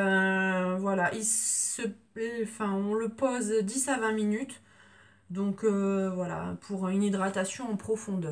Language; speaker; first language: French; native; French